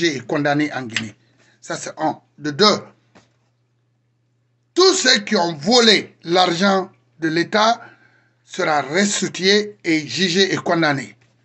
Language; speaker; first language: French; non-native, local second language; Susu